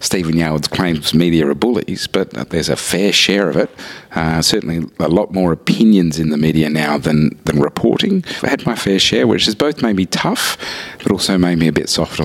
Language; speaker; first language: English; native; English